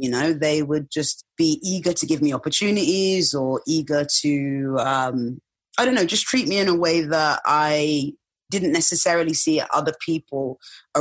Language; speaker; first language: English; native; English